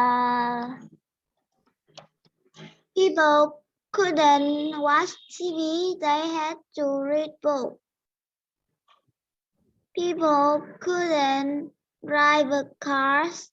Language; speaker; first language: English; non-native, learner; Vietnamese